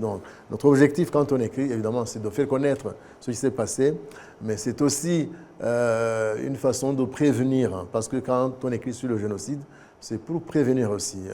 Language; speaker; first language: French; non-native, local second language; Kinyarwanda